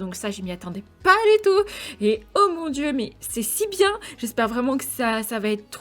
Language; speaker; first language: French; native; French